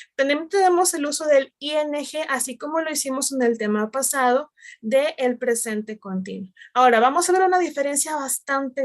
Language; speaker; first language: Spanish; native; Spanish